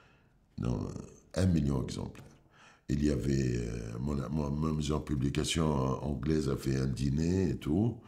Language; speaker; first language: French; non-native, fluent; Arabic